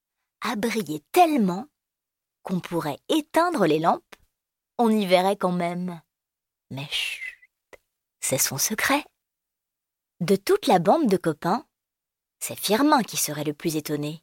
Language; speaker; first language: French; native; French